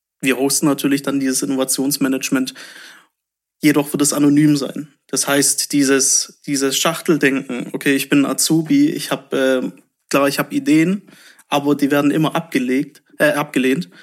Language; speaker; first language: German; native; German